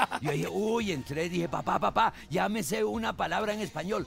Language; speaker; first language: Spanish; early bilingual, other home language; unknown